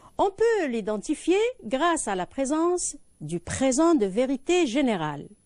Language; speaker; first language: French; non-native, local second language; Arabic